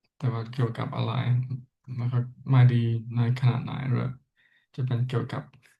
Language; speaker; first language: Thai; non-native, learner; English